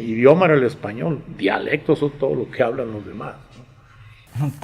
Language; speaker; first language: Spanish; native; Spanish